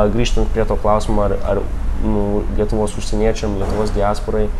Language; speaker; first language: Lithuanian; early bilingual, heritage; Lithuanian